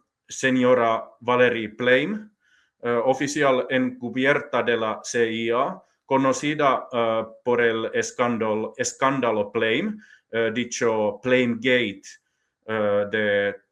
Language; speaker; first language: Spanish; non-native, fluent; Finnish